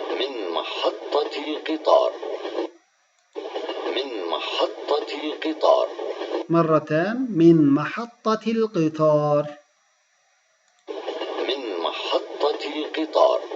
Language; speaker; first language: Arabic; non-native, fluent; Turkish